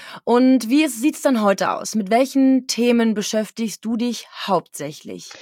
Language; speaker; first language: German; native; German